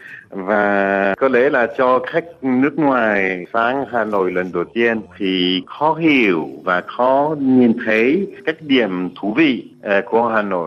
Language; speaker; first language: Vietnamese; non-native, fluent; French